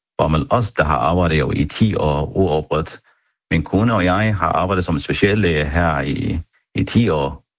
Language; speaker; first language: Danish; non-native, fluent; Arabic